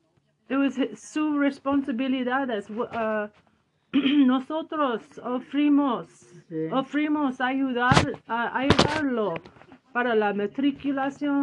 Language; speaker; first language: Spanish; non-native, learner; English